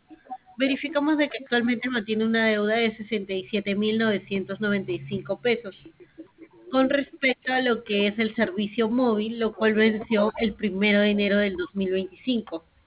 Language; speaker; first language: Spanish; native; Spanish